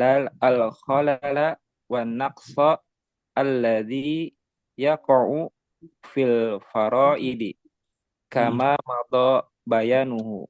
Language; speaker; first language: Arabic; non-native, learner; Indonesian